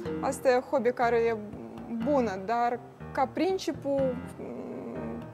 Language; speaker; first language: Romanian; non-native, learner; Russian